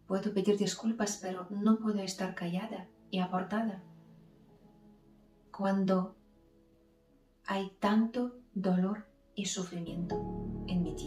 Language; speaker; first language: Spanish; non-native, fluent; Ukrainian